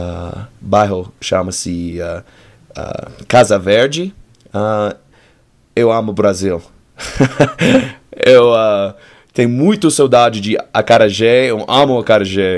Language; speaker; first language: Portuguese; non-native, learner; English